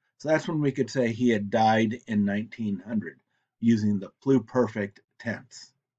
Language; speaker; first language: English; native; English